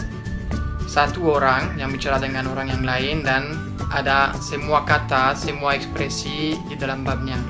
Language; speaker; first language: Indonesian; non-native, fluent; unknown